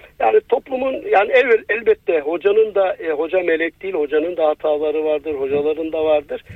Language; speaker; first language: Turkish; native; Turkish